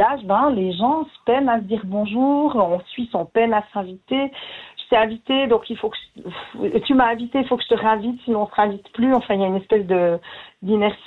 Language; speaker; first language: French; native; French